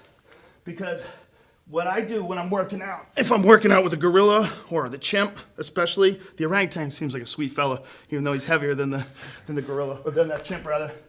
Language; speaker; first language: English; native; English